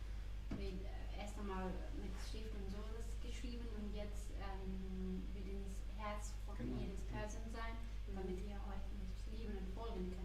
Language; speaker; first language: German; non-native, fluent; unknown